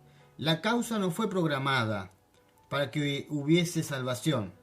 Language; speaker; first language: Spanish; non-native, fluent; French